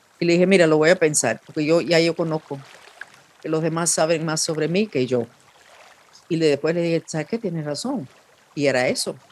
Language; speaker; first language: Spanish; non-native, fluent; English